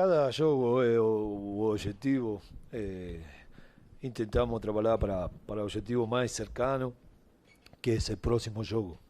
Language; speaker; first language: Portuguese; non-native, learner; Spanish